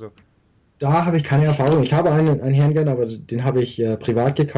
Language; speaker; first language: German; early bilingual, heritage; English